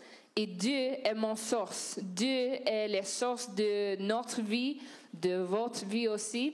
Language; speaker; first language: French; non-native, learner; English